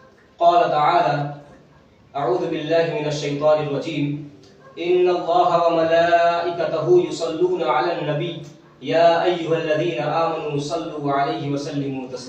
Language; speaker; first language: Arabic; non-native, fluent; Urdu